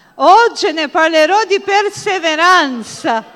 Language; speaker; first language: Italian; non-native, fluent; Portuguese